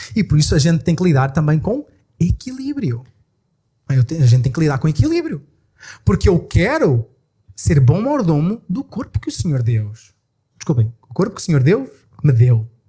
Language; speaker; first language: Portuguese; native; Portuguese